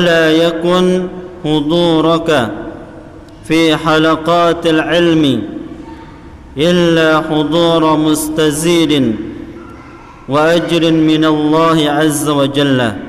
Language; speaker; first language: Arabic; non-native, fluent; Indonesian